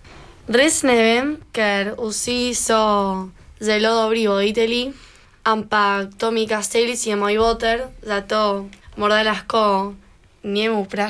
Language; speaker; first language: Slovenian; early bilingual, heritage; Spanish